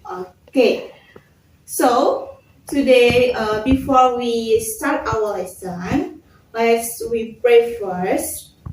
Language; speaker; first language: English; non-native, learner; Indonesian